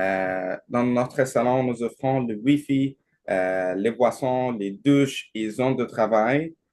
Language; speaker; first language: French; non-native, learner; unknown